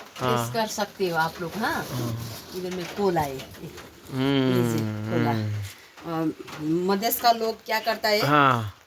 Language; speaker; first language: Hindi; non-native, local second language; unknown